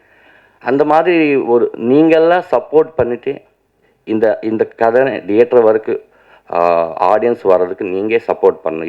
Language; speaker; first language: Tamil; non-native, learner; Telugu